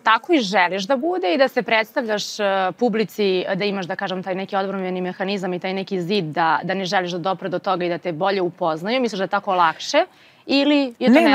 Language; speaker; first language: Serbian; native; Serbian